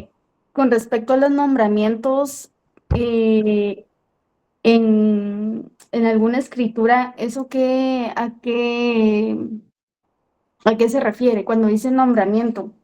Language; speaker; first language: Spanish; native; Spanish